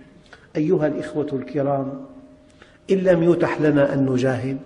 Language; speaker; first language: Arabic; native; Arabic